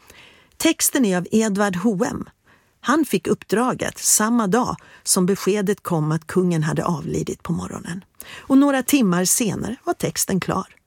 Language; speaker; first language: Swedish; native; Swedish